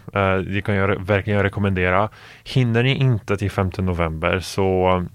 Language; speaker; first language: Swedish; non-native, fluent; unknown